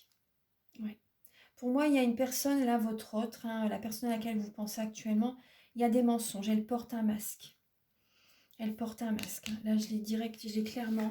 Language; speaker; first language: French; native; French